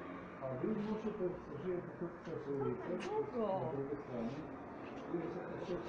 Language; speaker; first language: Polish; non-native, learner; Arabic